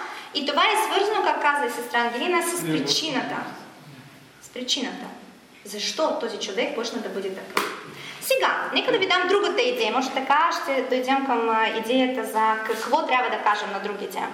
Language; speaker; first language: Bulgarian; non-native, fluent; Russian